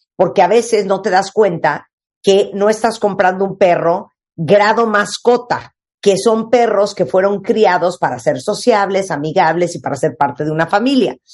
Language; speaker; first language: Spanish; native; Spanish